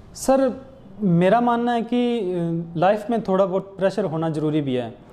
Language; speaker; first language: Hindi; non-native, local second language; Punjabi